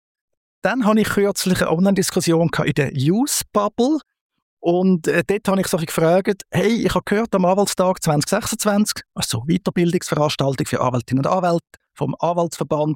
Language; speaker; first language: German; native; German